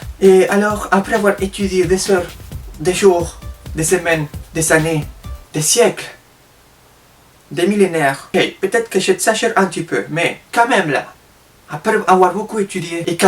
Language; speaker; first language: French; native; French